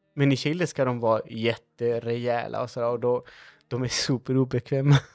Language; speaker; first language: Swedish; non-native, fluent; Spanish